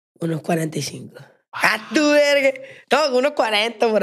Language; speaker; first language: Spanish; native; Spanish